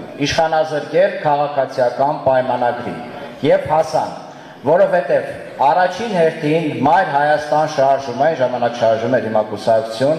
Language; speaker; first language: Armenian; native; Armenian